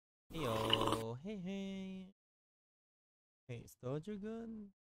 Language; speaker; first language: English; non-native, local second language; Filipino